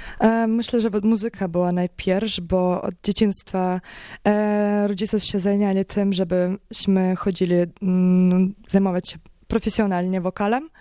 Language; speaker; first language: Polish; non-native, learner; Ukrainian